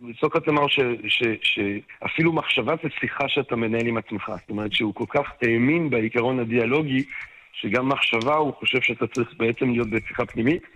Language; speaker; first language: Hebrew; non-native, fluent; French